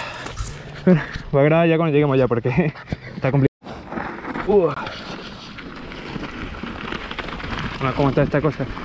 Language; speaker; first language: Spanish; native; Spanish